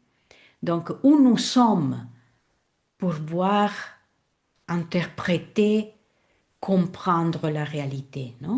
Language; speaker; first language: French; non-native, fluent; Italian